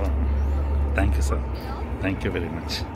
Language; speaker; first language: Kannada; native; Kannada